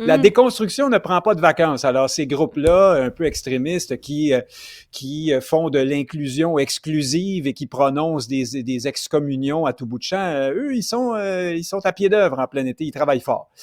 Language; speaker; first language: French; native; French